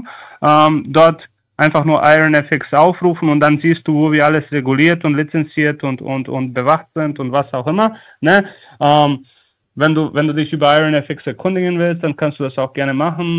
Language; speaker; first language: German; non-native, fluent; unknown